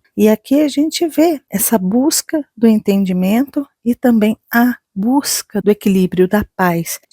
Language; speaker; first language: Portuguese; native; Portuguese